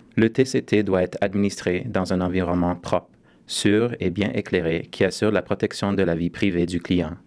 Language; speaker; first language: French; native; French